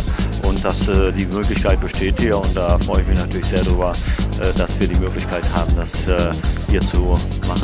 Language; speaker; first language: German; native; German